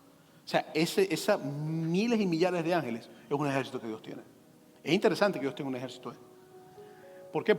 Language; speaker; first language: Spanish; native; Spanish